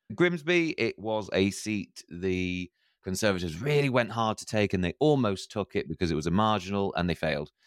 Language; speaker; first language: English; native; English